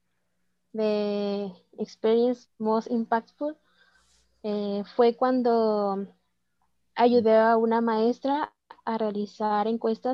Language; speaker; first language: English; non-native, fluent; Spanish